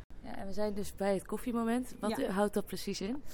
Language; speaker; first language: Dutch; native; Dutch